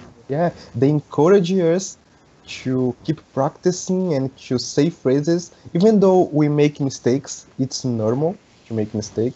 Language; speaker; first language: English; non-native, learner; Portuguese